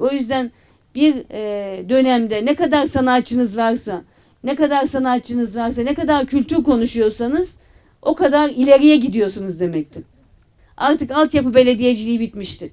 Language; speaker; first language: Turkish; native; Turkish